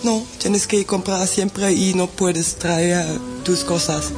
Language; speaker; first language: Spanish; non-native, fluent; German